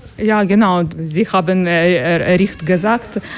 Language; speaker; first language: German; non-native, learner; Ukrainian